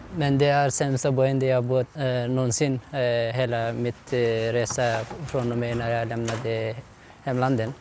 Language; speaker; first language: Swedish; non-native, fluent; Persian